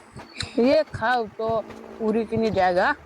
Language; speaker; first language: Hindi; non-native, local second language; Karbi